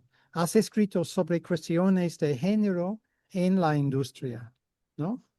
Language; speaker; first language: Spanish; non-native, fluent; English